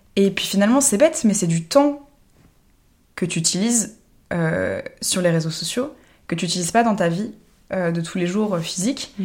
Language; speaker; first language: French; native; French